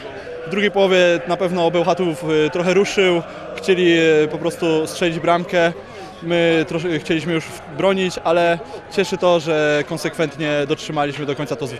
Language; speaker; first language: Polish; native; Polish